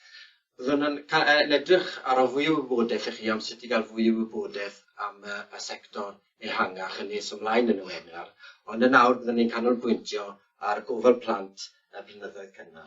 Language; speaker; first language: Welsh; native; Welsh